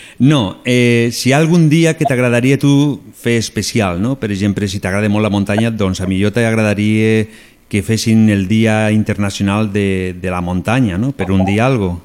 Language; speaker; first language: Catalan; non-native, local second language; Spanish